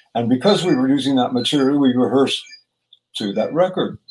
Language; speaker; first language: English; native; English